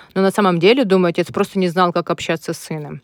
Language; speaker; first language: Russian; native; Russian